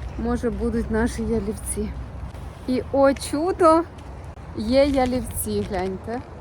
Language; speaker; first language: Ukrainian; non-native, local second language; Russian